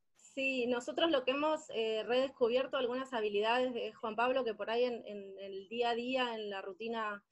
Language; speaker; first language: Spanish; native; Spanish